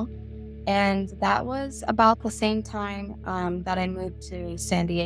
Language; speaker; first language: English; native; English